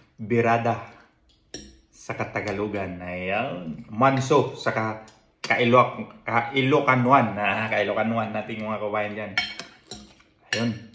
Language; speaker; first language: Filipino; non-native, local second language; Cebuano